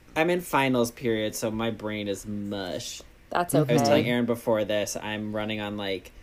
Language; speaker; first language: English; native; English